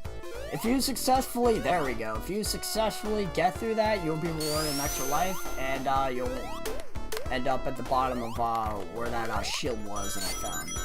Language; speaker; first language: English; native; English